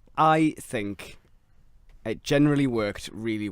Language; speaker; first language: English; native; English